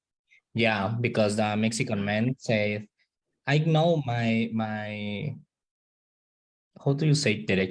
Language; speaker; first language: English; non-native, learner; Spanish